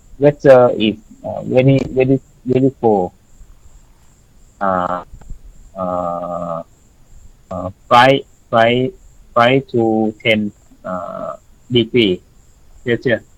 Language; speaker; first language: English; non-native, learner; Thai